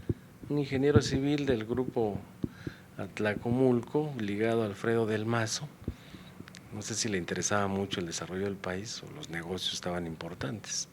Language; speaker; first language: Spanish; native; Spanish